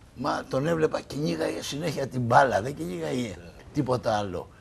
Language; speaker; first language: Greek; native; Greek